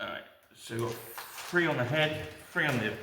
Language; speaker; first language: English; native; English